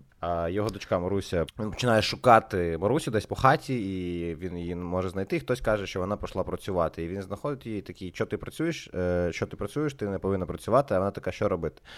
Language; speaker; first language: Ukrainian; native; Ukrainian